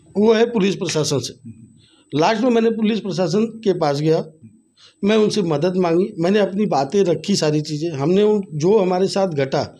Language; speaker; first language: Hindi; native; Hindi